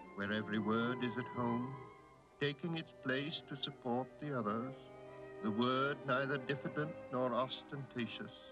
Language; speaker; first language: English; native; English